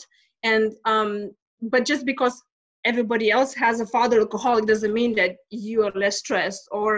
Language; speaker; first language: English; non-native, fluent; Lithuanian